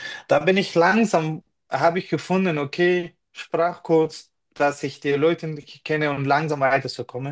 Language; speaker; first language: German; non-native, fluent; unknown